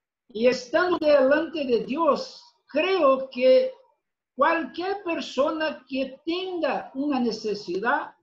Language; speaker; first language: Spanish; non-native, fluent; Portuguese